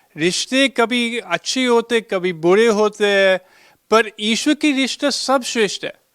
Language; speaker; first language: Hindi; early bilingual, heritage; Hindi